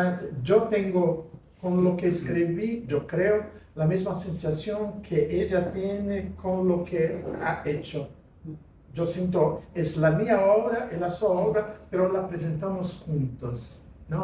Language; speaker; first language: Spanish; non-native, fluent; Portuguese